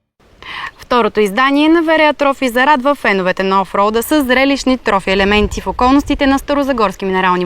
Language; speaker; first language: Bulgarian; native; Bulgarian